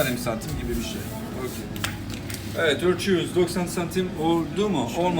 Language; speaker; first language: Turkish; non-native, learner; French